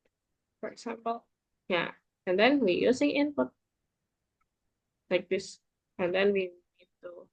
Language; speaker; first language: English; non-native, fluent; Indonesian